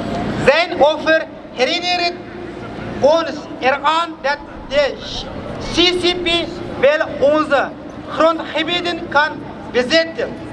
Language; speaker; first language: Dutch; non-native, fluent; Uyghur